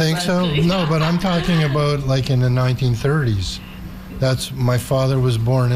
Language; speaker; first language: English; native; English